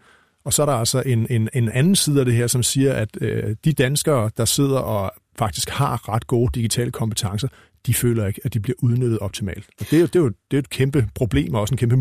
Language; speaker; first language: Danish; native; Danish